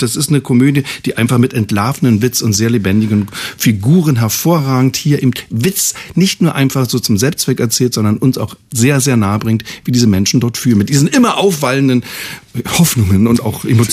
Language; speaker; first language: German; native; German